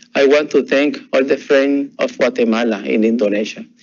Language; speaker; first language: English; non-native, fluent; Spanish